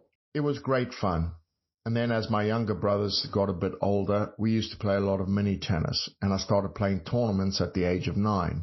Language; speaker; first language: English; native; English